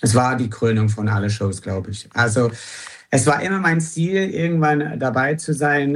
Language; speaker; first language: German; non-native, fluent; English